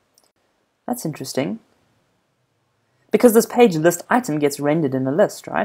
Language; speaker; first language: English; native; English